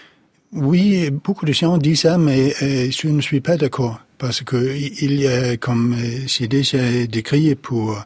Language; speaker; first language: French; non-native, fluent; Danish